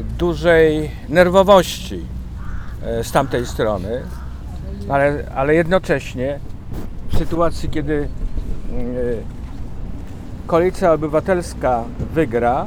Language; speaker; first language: Polish; native; Polish